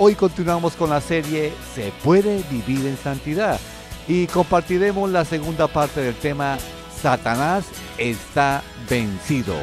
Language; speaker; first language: Spanish; native; Spanish